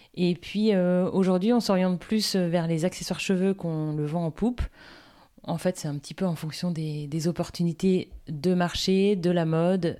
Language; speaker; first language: French; native; French